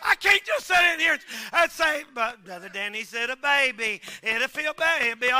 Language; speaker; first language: English; native; English